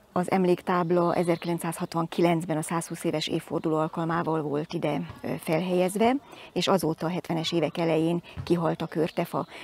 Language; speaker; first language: Hungarian; native; Hungarian